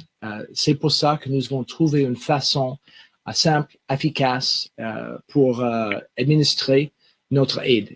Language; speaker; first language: French; non-native, local second language; English